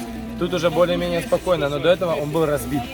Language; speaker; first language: Russian; native; Russian